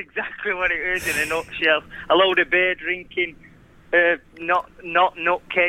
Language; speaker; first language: English; native; English